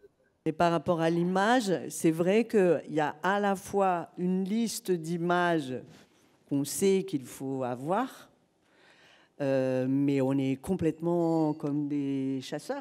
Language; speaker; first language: French; native; French